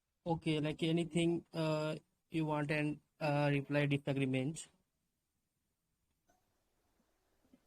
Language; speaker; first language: English; non-native, learner; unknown